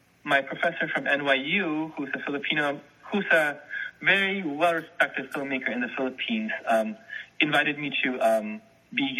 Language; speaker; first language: English; non-native, local second language; Filipino